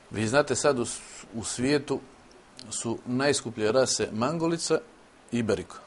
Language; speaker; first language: Serbian; native; Serbian